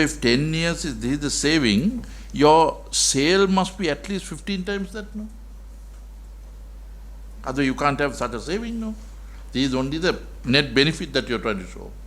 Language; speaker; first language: English; non-native, local second language; Sinhala